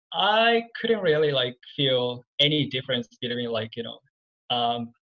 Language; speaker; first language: English; non-native, fluent; Japanese